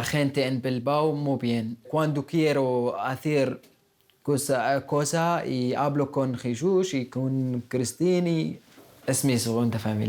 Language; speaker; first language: Spanish; non-native, learner; Arabic